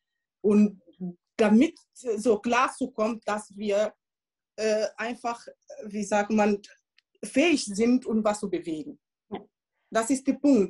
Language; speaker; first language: German; non-native, learner; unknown